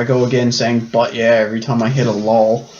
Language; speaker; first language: English; native; English